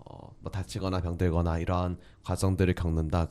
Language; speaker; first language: Korean; native; Korean